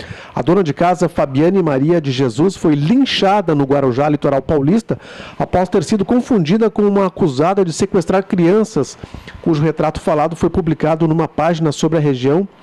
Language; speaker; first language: Portuguese; native; Portuguese